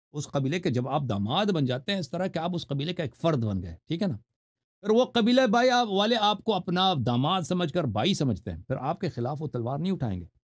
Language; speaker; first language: Urdu; non-native, fluent; Persian